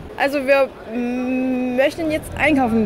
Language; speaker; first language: German; non-native, fluent; Korean